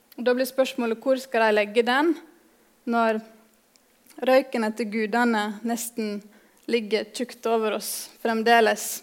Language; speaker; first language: Norwegian; native; Norwegian